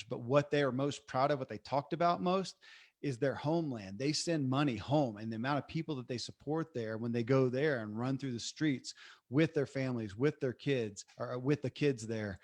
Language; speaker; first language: English; native; English